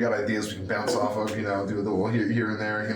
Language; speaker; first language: English; native; English